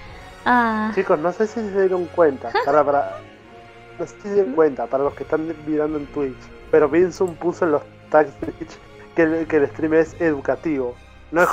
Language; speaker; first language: Spanish; native; Spanish